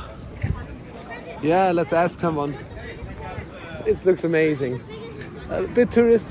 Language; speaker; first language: English; non-native, fluent; German